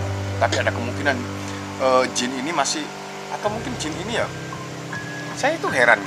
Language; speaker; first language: Indonesian; native; Indonesian